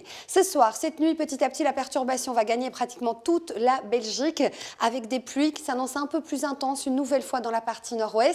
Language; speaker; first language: French; native; French